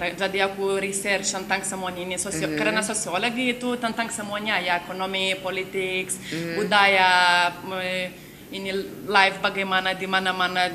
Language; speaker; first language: Indonesian; non-native, learner; Lithuanian